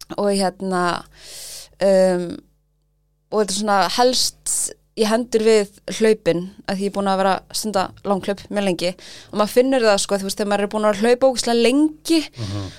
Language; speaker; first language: Icelandic; early bilingual, other home language; Thai